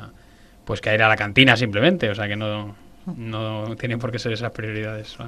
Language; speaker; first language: Spanish; native; Spanish